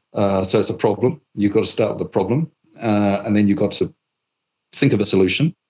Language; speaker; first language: English; native; English